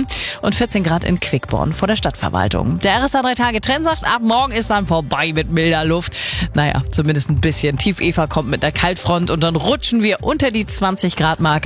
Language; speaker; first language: German; native; German